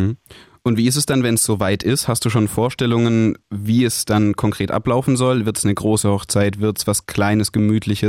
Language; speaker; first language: German; native; German